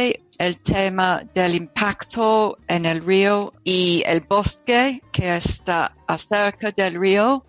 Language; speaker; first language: Spanish; non-native, learner; English